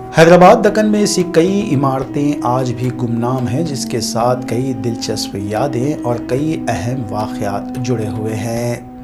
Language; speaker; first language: Urdu; native; Urdu